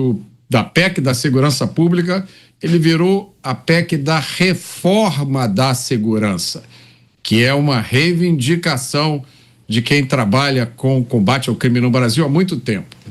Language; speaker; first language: Portuguese; native; Portuguese